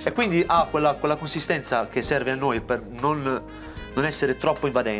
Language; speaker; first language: Italian; native; Italian